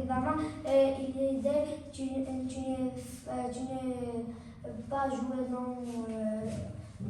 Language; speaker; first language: French; non-native, learner; Arabic